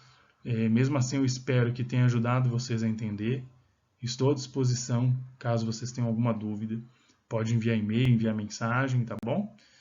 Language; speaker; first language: Portuguese; native; Portuguese